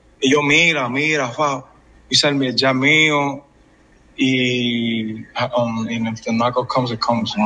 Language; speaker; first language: Spanish; early bilingual, heritage; English